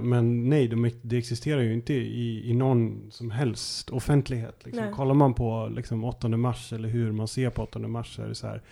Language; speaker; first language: Swedish; native; Swedish